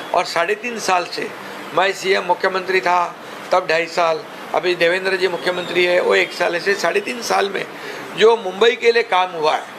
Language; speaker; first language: Hindi; non-native, local second language; Marathi